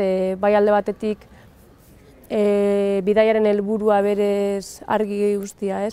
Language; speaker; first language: Basque; native; Basque